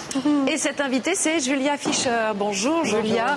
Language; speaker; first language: French; native; French